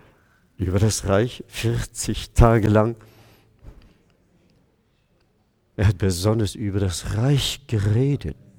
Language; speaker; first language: German; non-native, fluent; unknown